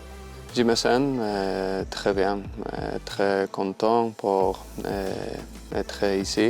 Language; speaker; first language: French; non-native, learner; Spanish